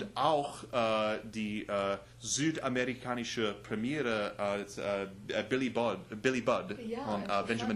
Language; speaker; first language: German; non-native, learner; English